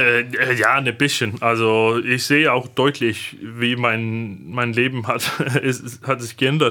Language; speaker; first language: German; non-native, fluent; Danish